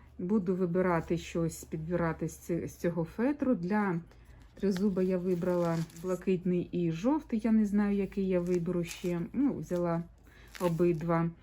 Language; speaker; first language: Ukrainian; non-native, local second language; Russian